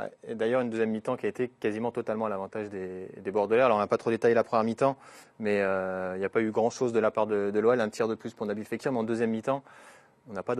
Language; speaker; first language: French; native; French